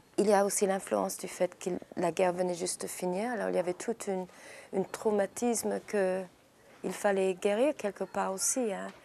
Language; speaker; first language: French; early bilingual, heritage; English